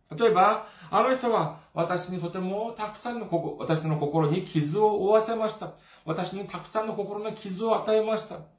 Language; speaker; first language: Japanese; non-native, fluent; Korean